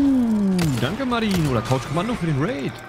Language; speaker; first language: German; native; German